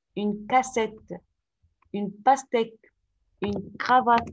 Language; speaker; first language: French; non-native, fluent; Arabic